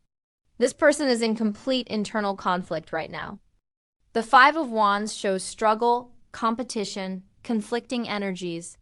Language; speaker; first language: English; native; English